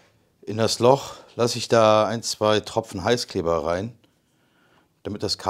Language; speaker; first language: German; native; German